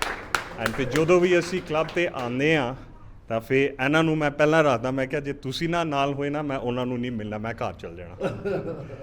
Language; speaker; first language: Punjabi; early bilingual, heritage; Punjabi